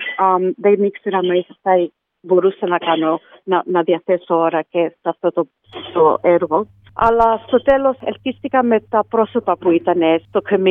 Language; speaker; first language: Greek; early bilingual, heritage; Greek